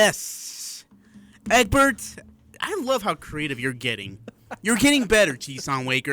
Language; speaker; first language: English; native; English